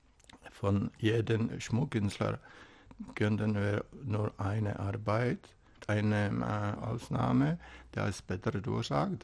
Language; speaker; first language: German; non-native, fluent; Czech